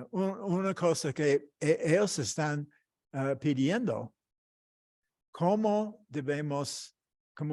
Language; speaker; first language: Spanish; non-native, fluent; English